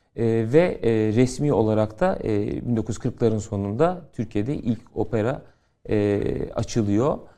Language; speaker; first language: Turkish; native; Turkish